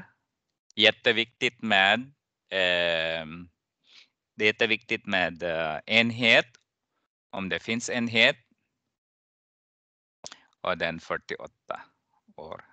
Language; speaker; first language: Swedish; non-native, fluent; Persian